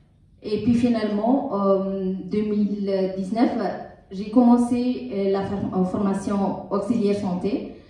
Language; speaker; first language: French; non-native, learner; Tamil